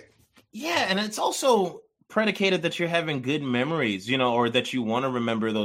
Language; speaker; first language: English; early bilingual, other home language; Yoruba